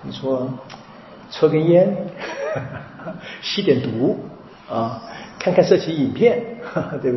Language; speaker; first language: Chinese; native; Chinese